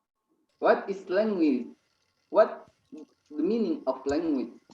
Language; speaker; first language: English; non-native, learner; Indonesian